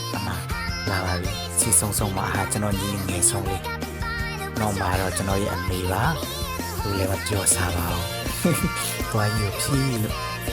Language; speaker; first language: Burmese; native; Burmese